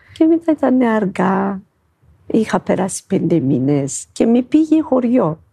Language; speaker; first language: Greek; non-native, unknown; Amharic